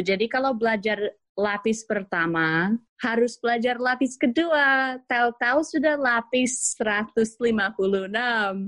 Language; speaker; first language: Indonesian; non-native, fluent; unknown